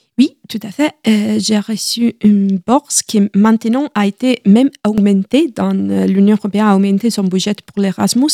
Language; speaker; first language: French; non-native, learner; Italian